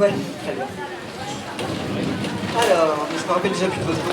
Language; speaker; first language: French; native; French